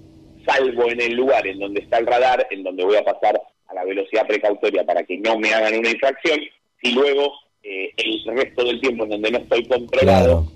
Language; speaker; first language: Spanish; native; Spanish